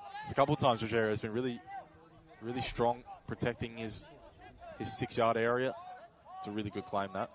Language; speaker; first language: English; native; English